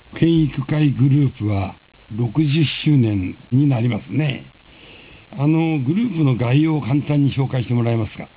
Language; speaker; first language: Japanese; native; Japanese